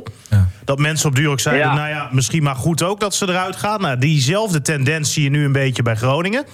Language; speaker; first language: Dutch; native; Dutch